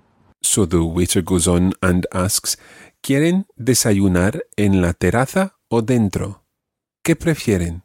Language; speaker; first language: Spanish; non-native, fluent; English